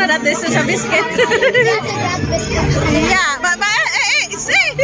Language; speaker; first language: English; non-native, local second language; Filipino